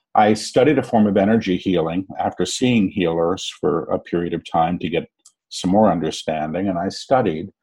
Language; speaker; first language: English; native; English